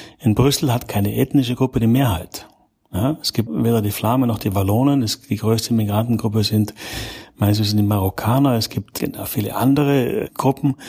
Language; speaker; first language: German; native; German